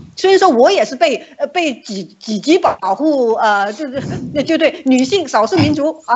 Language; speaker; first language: Chinese; native; Chinese